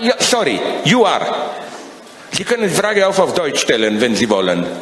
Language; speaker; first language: German; non-native, learner; Slovenian